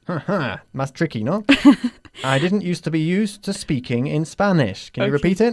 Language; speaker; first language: English; native; English